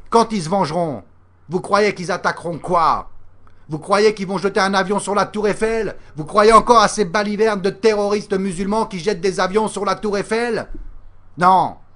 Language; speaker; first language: French; native; French